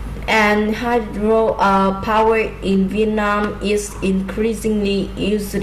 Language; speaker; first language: English; non-native, learner; Vietnamese